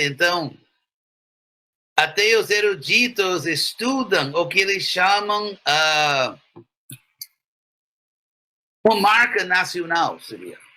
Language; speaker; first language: Portuguese; non-native, fluent; English